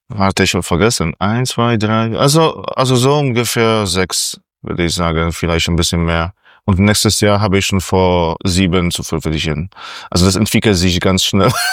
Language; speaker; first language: German; non-native, fluent; Polish